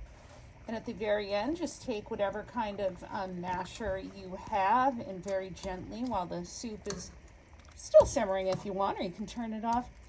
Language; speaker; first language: English; native; English